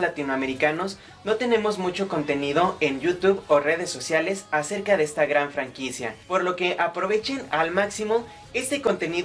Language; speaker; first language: Spanish; native; Spanish